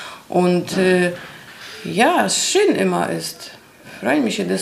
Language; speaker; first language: German; non-native, learner; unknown